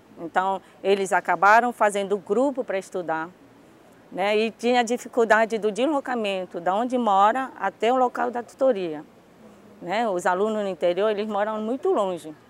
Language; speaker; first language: Portuguese; early bilingual, other home language; Japanese